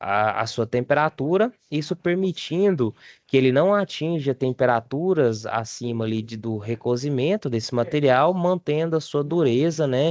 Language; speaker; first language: Portuguese; native; Portuguese